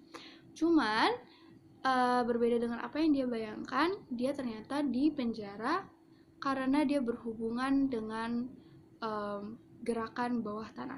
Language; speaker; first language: Indonesian; native; Indonesian